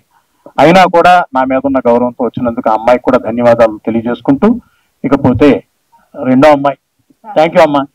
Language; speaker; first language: Telugu; native; Telugu